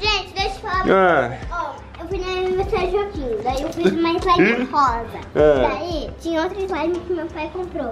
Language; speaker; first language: Portuguese; native; Portuguese